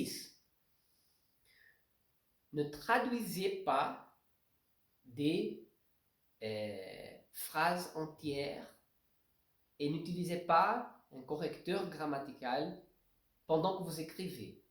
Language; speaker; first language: French; non-native, fluent; Portuguese